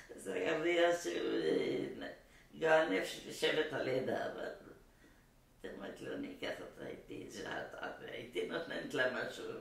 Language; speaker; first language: Hebrew; non-native, fluent; Arabic